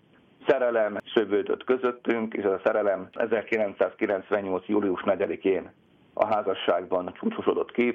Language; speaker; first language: Hungarian; native; Hungarian